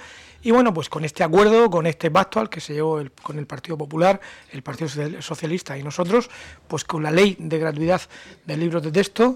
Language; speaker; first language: Spanish; native; Spanish